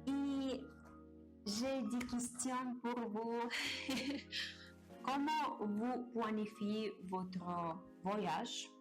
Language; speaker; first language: French; non-native, learner; Japanese